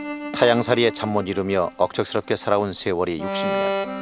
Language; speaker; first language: Korean; native; Korean